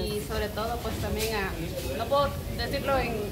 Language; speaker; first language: Spanish; native; Spanish